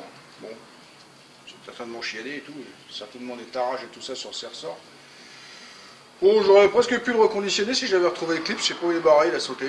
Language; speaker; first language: French; native; French